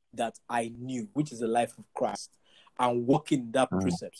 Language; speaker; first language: English; non-native, local second language; Yoruba